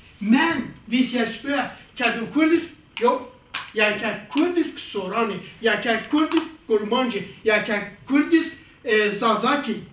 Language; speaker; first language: Danish; non-native, fluent; Kurdish